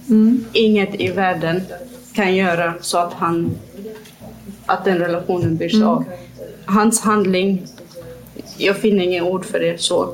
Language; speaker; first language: Swedish; non-native, fluent; Kurdish